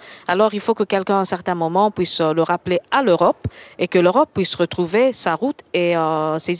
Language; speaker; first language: French; native; French